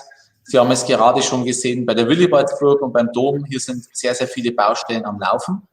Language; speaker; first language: German; native; German